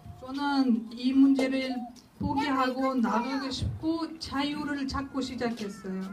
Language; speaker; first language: Korean; non-native, learner; Russian